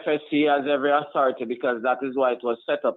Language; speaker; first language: English; native; English